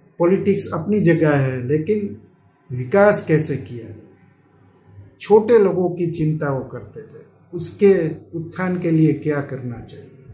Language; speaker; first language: Hindi; non-native, local second language; Gujarati